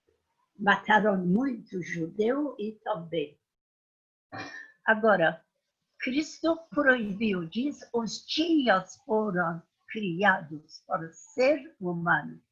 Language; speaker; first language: Portuguese; non-native, fluent; Persian